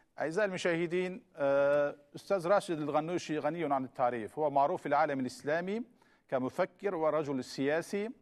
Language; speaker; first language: Arabic; non-native, fluent; Turkish